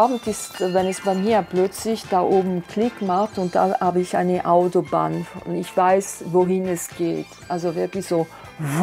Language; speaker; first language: German; non-native, fluent; Arabic